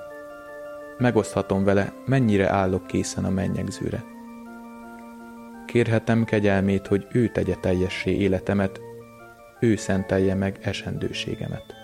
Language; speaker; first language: Hungarian; native; Hungarian